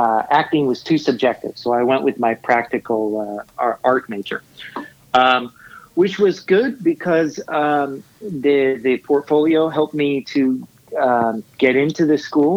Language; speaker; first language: English; native; English